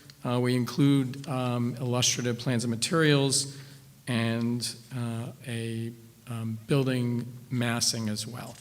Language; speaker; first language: English; native; English